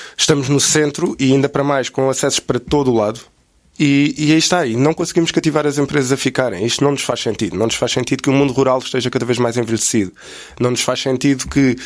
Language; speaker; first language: Portuguese; native; Portuguese